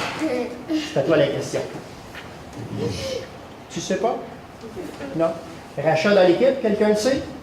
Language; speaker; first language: French; native; French